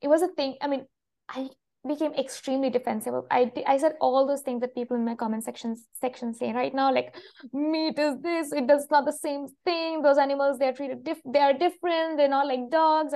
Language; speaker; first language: English; non-native, local second language; Malayalam